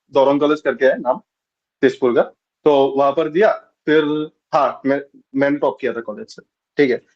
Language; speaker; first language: Hindi; non-native, local second language; Bangla